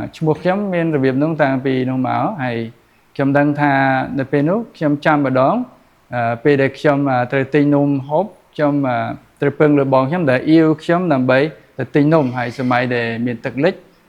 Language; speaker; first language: Khmer; native; Khmer